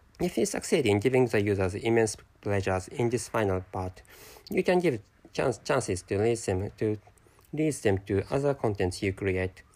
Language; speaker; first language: English; non-native, fluent; Japanese